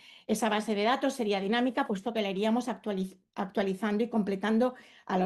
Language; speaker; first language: Spanish; native; Spanish